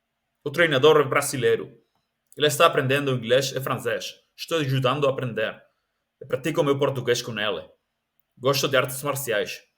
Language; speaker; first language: Portuguese; non-native, learner; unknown